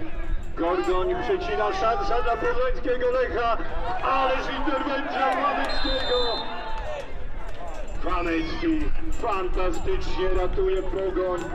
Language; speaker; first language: Polish; native; Polish